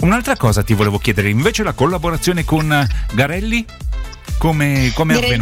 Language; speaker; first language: Italian; native; Italian